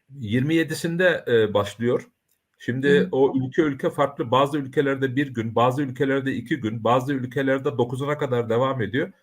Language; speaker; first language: Turkish; early bilingual, heritage; Turkish